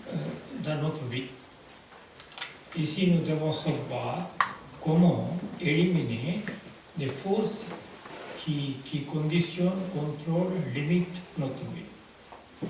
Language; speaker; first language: French; non-native, fluent; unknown